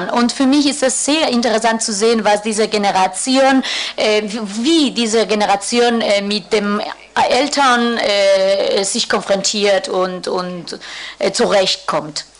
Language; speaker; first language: German; non-native, fluent; Spanish